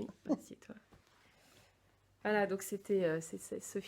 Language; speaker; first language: French; native; French